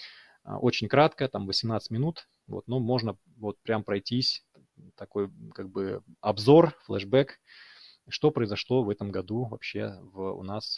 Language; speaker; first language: Russian; native; Russian